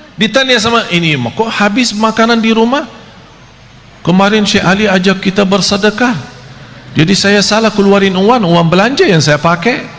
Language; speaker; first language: Malay; non-native, fluent; Arabic